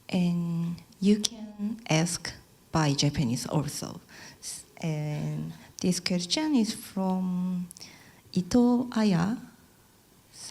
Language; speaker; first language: English; non-native, learner; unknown